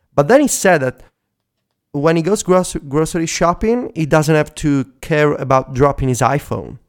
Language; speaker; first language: English; non-native, fluent; Italian